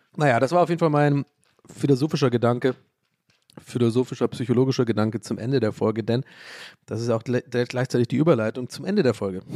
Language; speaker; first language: German; early bilingual, other home language; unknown